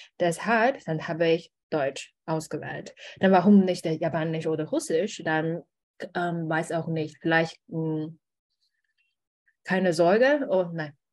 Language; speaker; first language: German; non-native, learner; Chinese